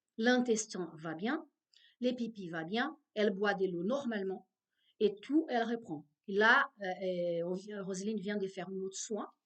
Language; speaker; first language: French; non-native, fluent; Portuguese